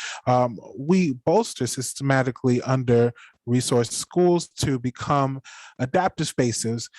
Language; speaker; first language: English; native; English